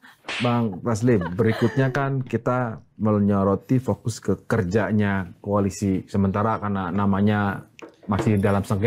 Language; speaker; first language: Indonesian; native; Indonesian